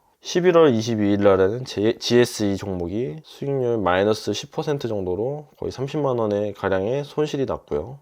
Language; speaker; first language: Korean; native; Korean